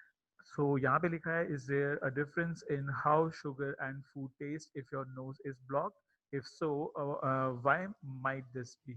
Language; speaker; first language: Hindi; native; Hindi